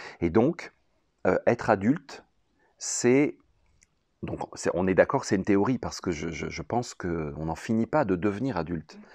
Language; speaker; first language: French; native; French